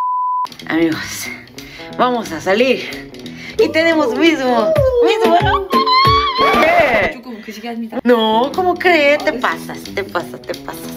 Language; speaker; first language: Spanish; non-native, fluent; Korean